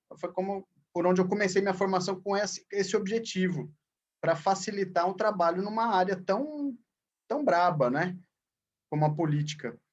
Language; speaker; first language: Portuguese; native; Portuguese